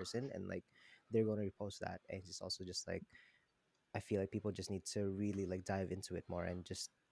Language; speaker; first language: English; non-native, local second language; Filipino